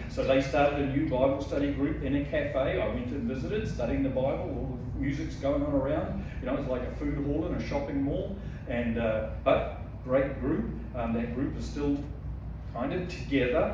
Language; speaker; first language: English; native; English